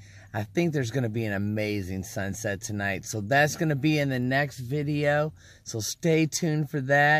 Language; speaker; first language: English; native; English